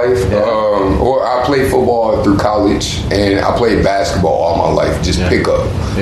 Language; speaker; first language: English; native; English